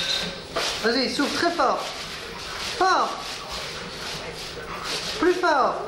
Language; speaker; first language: French; native; French